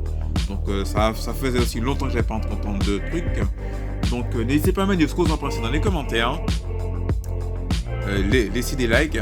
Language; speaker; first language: French; native; French